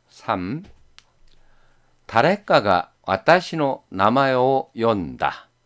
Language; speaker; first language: Japanese; non-native, fluent; Korean